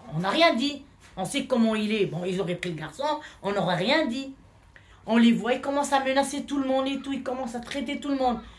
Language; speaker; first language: French; non-native, local second language; Romany